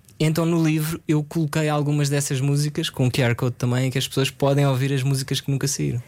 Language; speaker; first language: Portuguese; early bilingual, other home language; French